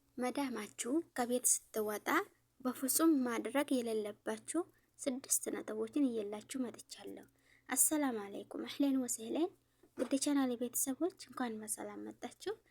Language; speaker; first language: Amharic; native; Amharic